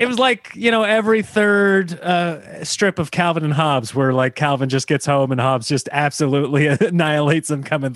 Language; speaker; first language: English; native; English